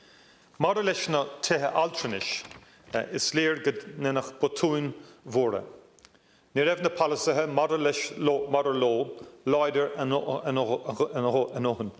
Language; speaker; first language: Irish; non-native, local second language; English